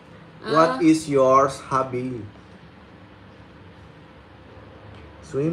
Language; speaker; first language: English; non-native, learner; Indonesian